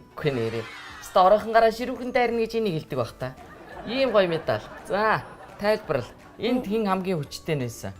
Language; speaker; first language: Mongolian; native; Mongolian